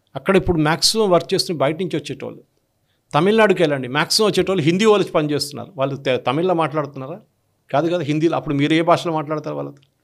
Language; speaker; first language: Telugu; non-native, local second language; Malayalam